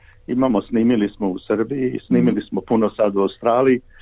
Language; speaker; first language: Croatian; early bilingual, heritage; Serbian